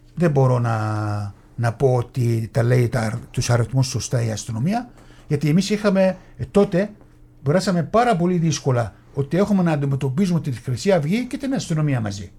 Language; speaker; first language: Greek; non-native, fluent; Arabic